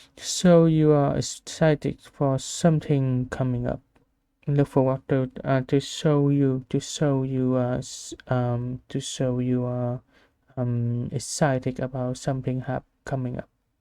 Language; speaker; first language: English; non-native, learner; Vietnamese